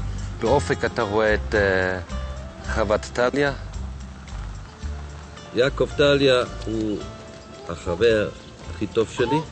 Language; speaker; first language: Hebrew; non-native, fluent; German